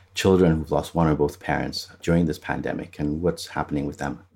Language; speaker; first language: English; non-native, fluent; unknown